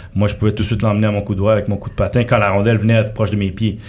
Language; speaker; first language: French; native; French